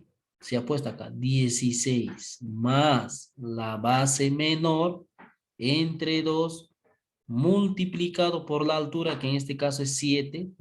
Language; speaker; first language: Spanish; native; Spanish